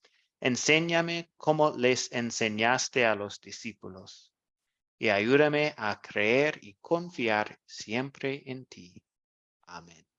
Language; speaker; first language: Spanish; non-native, fluent; English